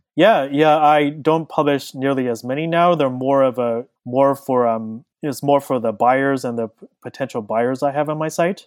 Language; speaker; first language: English; native; English